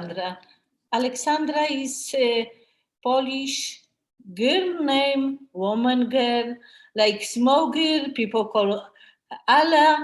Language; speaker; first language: English; non-native, learner; Polish